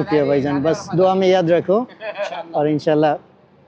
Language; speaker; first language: Hindi; non-native, fluent; Bangla